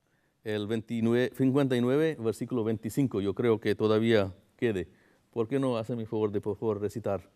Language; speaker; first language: Spanish; non-native, fluent; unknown